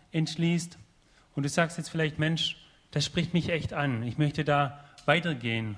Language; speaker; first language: German; native; German